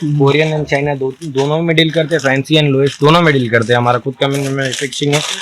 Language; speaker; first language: Hindi; native; Hindi